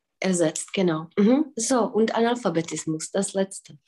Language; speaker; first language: German; non-native, fluent; Czech